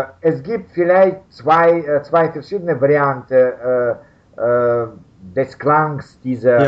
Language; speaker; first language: German; non-native, learner; Russian